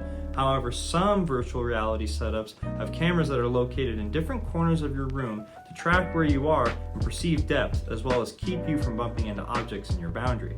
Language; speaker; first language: English; native; English